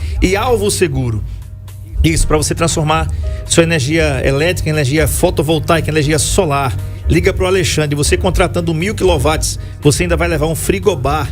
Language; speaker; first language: Portuguese; native; Portuguese